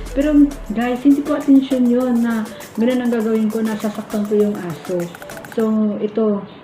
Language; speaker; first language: Filipino; non-native, local second language; Cebuano